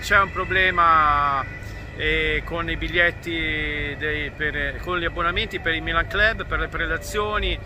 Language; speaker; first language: Italian; native; Italian